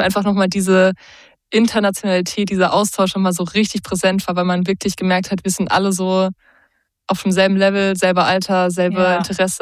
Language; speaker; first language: German; native; German